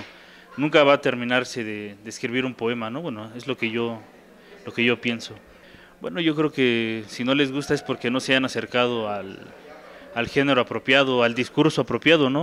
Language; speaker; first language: Spanish; native; Spanish